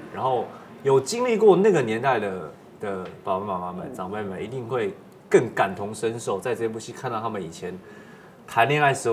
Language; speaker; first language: Chinese; native; Chinese